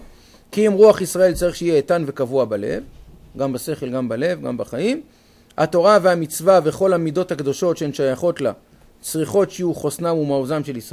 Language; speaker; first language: Hebrew; native; Hebrew